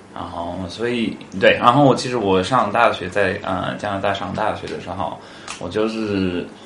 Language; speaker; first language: Chinese; non-native, fluent; English